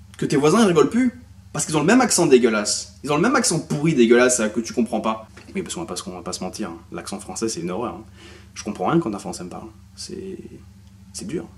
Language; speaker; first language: French; native; French